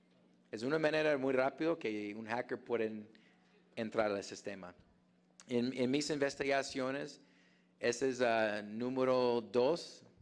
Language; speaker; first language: Spanish; non-native, fluent; English